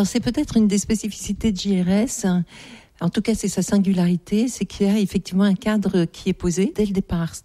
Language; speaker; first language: French; native; French